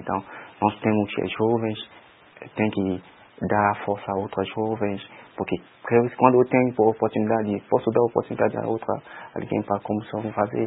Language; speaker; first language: Portuguese; non-native, local second language; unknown